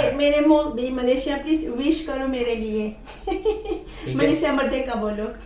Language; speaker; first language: Hindi; non-native, learner; Malay